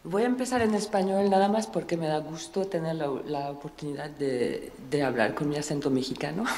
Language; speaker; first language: Spanish; non-native, fluent; French